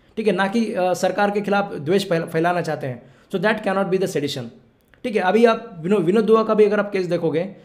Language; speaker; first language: Hindi; non-native, local second language; Marathi